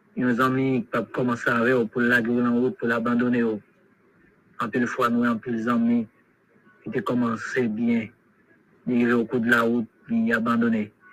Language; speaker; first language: French; non-native, local second language; Haitian Creole